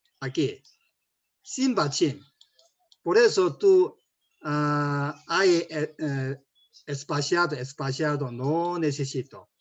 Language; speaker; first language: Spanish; non-native, learner; Korean